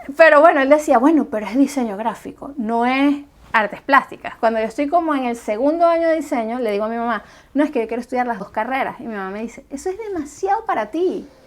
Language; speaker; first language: Spanish; native; Spanish